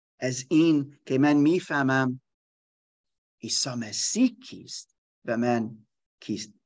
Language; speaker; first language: Persian; non-native, learner; German